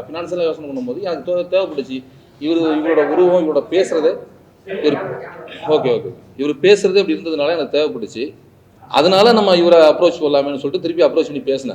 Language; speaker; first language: Tamil; native; Tamil